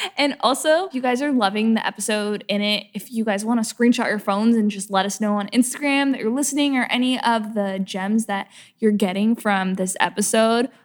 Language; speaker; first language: English; native; English